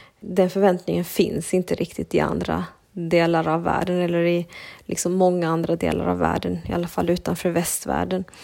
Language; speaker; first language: Swedish; early bilingual, other home language; Spanish